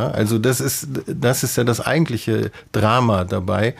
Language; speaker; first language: German; native; German